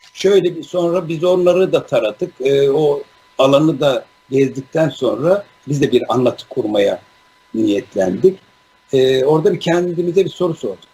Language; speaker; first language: Turkish; native; Turkish